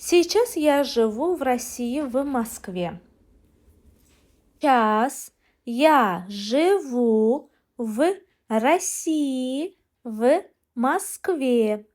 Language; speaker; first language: Russian; non-native, learner; Azerbaijani